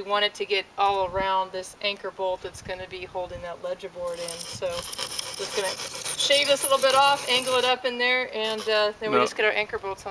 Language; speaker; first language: English; native; English